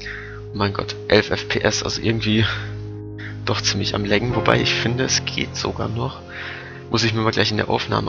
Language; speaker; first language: German; native; German